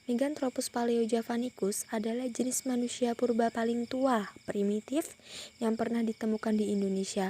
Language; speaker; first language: Indonesian; native; Indonesian